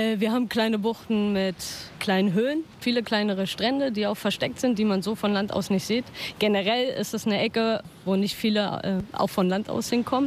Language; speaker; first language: German; native; German